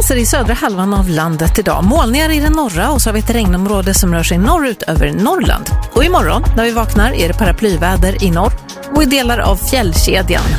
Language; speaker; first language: Swedish; native; Swedish